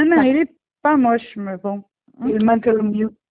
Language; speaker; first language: French; non-native, learner; Portuguese